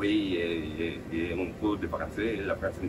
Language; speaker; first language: French; non-native, learner; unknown